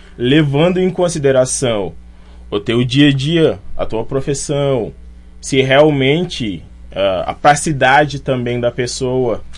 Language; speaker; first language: Portuguese; non-native, fluent; Wolof